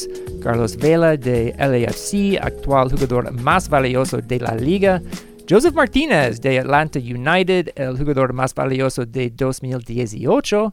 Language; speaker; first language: Spanish; non-native, learner; English